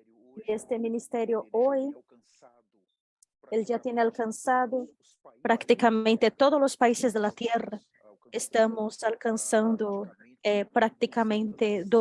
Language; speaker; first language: Spanish; non-native, fluent; Portuguese